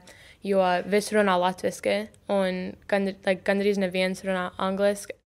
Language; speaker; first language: Latvian; early bilingual, heritage; English